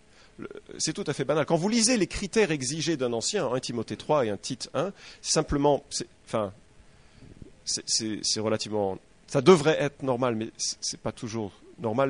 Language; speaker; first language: French; native; French